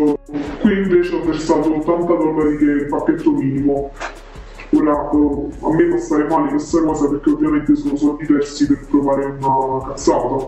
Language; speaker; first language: Italian; native; Italian